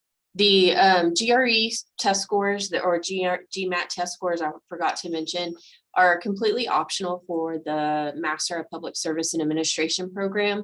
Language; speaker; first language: English; native; English